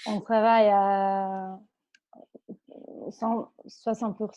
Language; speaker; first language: French; non-native, fluent; Spanish